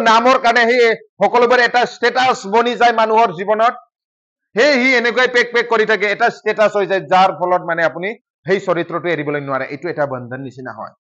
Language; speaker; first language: Assamese; non-native, local second language; Bodo